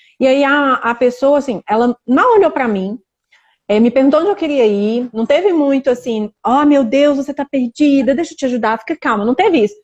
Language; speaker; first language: Portuguese; native; Portuguese